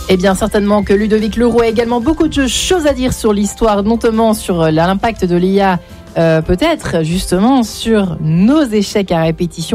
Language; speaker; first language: French; native; French